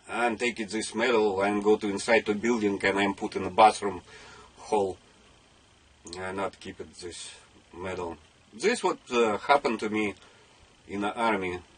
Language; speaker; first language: English; non-native, learner; Russian